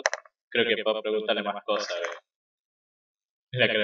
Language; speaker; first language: Spanish; native; Spanish